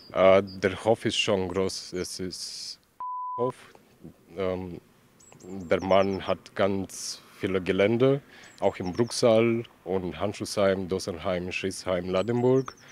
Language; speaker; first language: German; non-native, fluent; Romanian